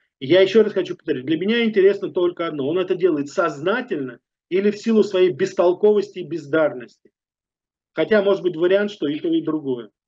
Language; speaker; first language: Russian; native; Russian